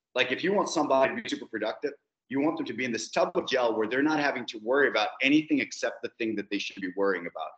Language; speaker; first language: English; non-native, fluent; Spanish